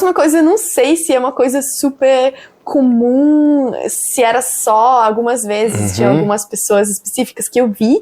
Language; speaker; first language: Portuguese; non-native, fluent; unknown